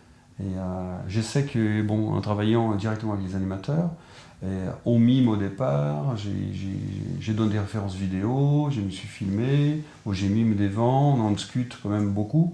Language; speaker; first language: French; non-native, fluent; Portuguese